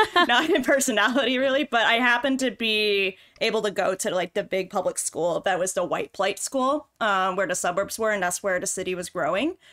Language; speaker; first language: English; native; English